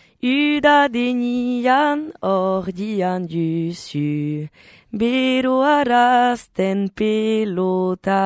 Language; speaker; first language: Basque; native; Basque